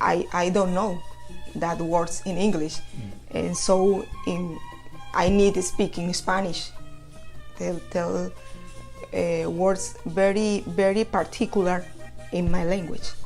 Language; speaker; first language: English; non-native, learner; Spanish